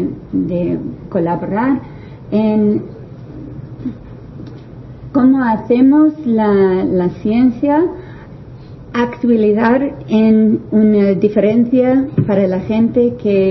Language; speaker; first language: Spanish; non-native, learner; English